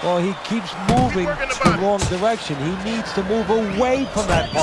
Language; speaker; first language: English; native; English